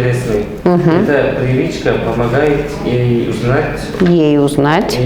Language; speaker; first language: Russian; non-native, local second language; Kazakh